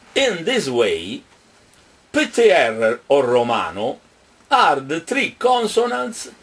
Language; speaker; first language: English; non-native, fluent; Italian